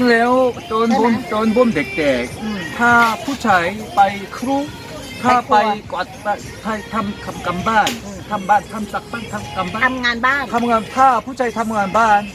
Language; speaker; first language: Thai; non-native, learner; Korean